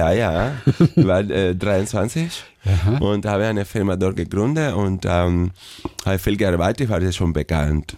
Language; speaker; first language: German; non-native, fluent; Spanish